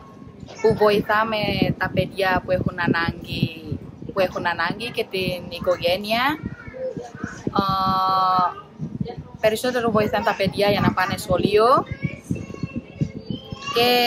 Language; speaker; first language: Greek; non-native, fluent; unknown